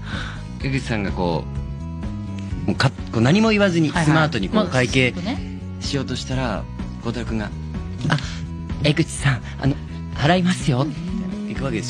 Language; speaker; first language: Japanese; native; Japanese